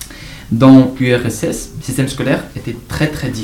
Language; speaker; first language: French; non-native, learner; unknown